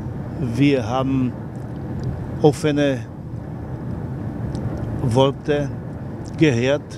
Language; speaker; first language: German; non-native, fluent; Polish